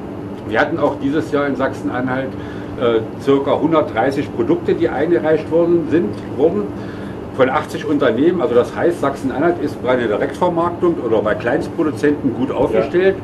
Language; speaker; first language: German; native; German